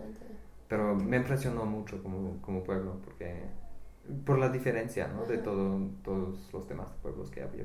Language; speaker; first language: Spanish; non-native, fluent; English